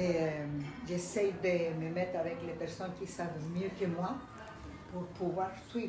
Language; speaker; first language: French; non-native, fluent; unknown